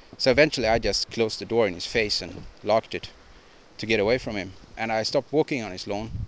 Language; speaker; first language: English; non-native, fluent; Swedish